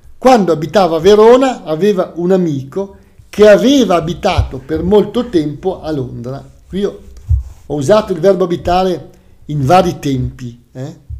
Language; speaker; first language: Italian; native; Italian